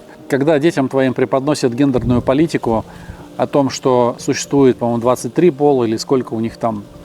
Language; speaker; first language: Russian; native; Russian